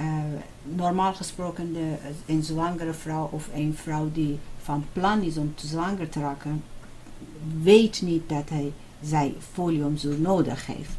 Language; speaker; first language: Dutch; non-native, fluent; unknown